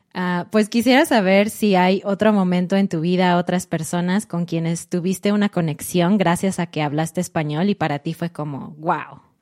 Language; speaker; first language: Spanish; native; Spanish